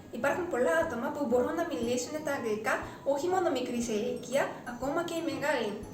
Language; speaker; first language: Greek; non-native, fluent; Japanese